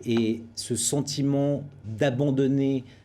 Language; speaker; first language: French; native; French